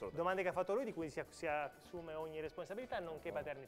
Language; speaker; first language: Italian; native; Italian